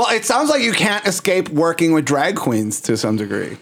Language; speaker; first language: English; native; English